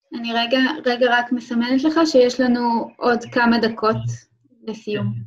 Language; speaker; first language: Hebrew; native; Hebrew